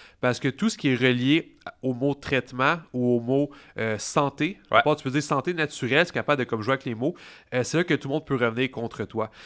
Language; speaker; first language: French; native; French